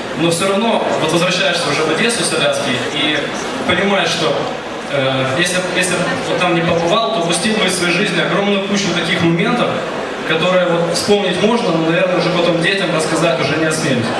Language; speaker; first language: Russian; native; Russian